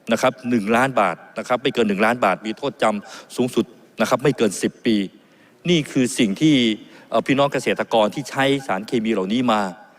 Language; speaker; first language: Thai; native; Thai